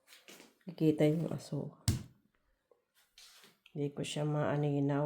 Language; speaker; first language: Filipino; native; Filipino